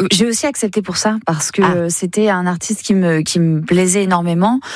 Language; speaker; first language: French; native; French